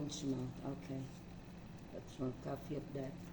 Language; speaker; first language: Hebrew; non-native, learner; English